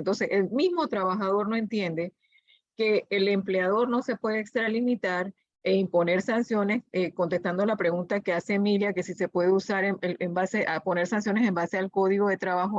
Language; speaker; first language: Spanish; native; Spanish